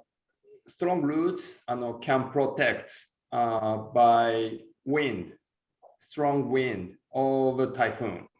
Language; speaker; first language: English; non-native, learner; Japanese